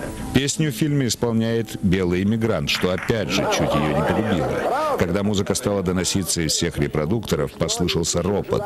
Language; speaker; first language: Russian; native; Russian